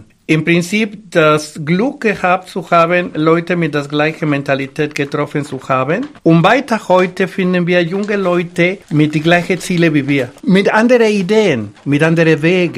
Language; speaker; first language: German; non-native, fluent; Spanish